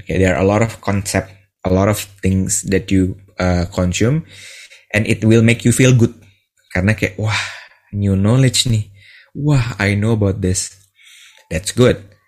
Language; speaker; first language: English; non-native, fluent; Indonesian